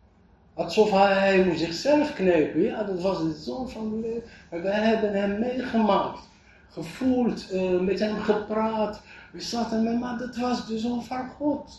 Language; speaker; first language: Dutch; non-native, fluent; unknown